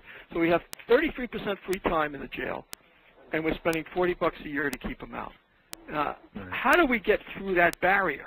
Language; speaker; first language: English; native; English